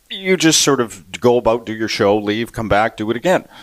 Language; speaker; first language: English; native; English